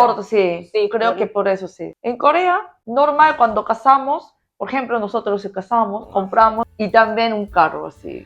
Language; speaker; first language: Spanish; non-native, learner; Korean